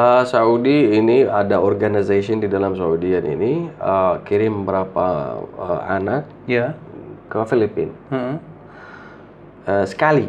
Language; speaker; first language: Indonesian; non-native, fluent; Arabic